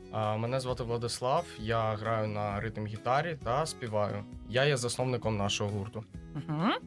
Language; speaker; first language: Ukrainian; native; Ukrainian